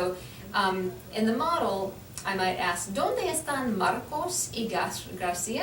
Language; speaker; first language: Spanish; non-native, fluent; English